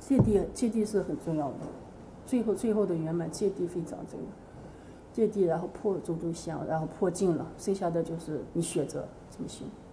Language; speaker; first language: Chinese; native; Chinese